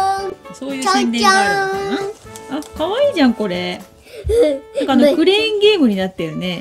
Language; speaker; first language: Japanese; native; Japanese